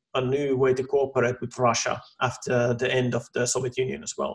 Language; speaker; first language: English; non-native, fluent; Finnish